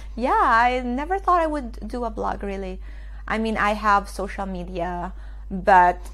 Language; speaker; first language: English; non-native, local second language; Filipino